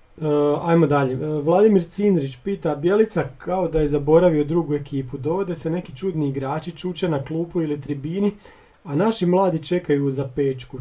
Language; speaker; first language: Croatian; native; Croatian